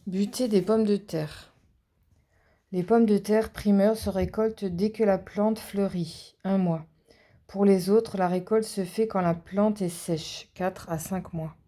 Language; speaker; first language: French; native; French